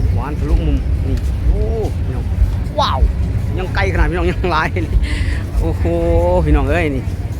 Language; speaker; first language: Thai; native; Thai